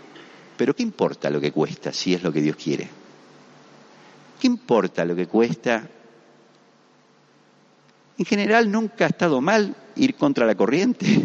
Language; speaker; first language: Spanish; native; Spanish